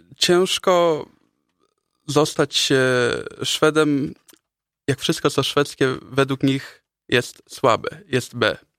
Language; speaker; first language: Polish; early bilingual, heritage; Polish